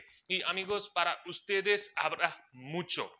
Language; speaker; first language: Spanish; non-native, fluent; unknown